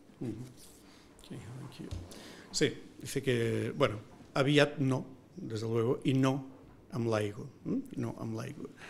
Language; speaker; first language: Catalan; native; Catalan